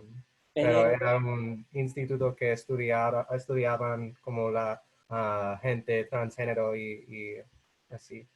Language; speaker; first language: Spanish; non-native, fluent; English